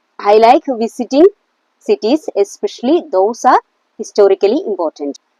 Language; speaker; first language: English; non-native, local second language; Malayalam